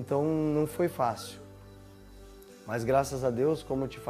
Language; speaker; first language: Portuguese; early bilingual, other home language; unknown